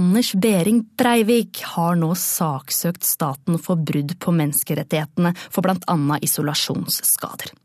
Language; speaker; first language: Norwegian; native; Norwegian